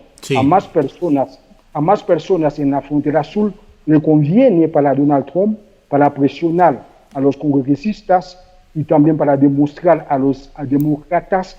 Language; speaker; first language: Spanish; non-native, fluent; Haitian Creole